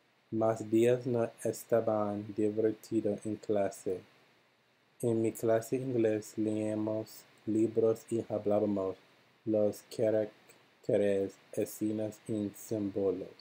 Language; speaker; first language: Spanish; non-native, learner; English